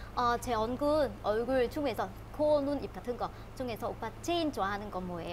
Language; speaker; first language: Korean; non-native, learner; Vietnamese